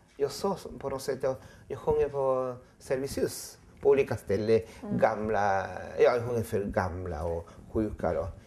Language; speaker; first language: Swedish; non-native, fluent; Spanish